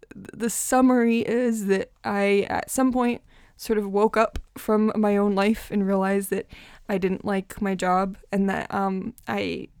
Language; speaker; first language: English; early bilingual, other home language; Portuguese